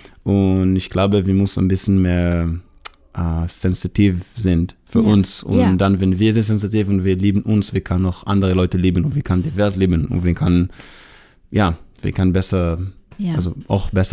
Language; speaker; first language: German; non-native, learner; Hebrew